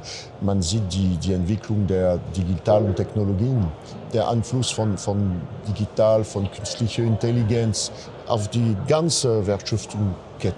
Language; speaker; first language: German; non-native, fluent; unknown